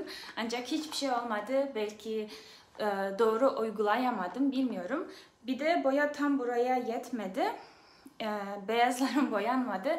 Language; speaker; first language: Turkish; non-native, fluent; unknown